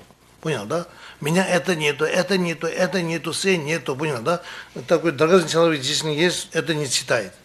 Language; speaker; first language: Russian; non-native, learner; Tibetan